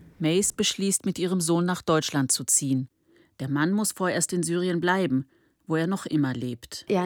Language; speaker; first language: German; native; German